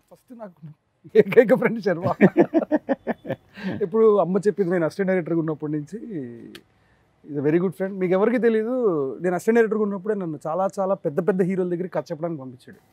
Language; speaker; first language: Telugu; native; Telugu